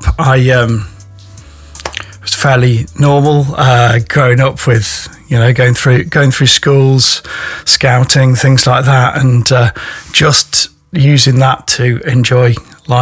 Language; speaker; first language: English; native; English